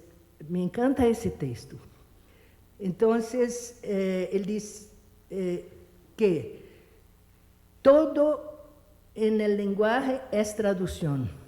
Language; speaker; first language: Spanish; non-native, fluent; Portuguese